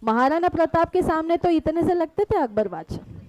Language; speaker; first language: Hindi; non-native, local second language; Marathi